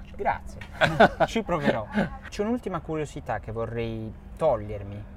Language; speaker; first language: Italian; native; Italian